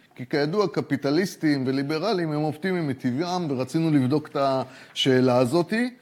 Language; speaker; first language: Hebrew; native; Hebrew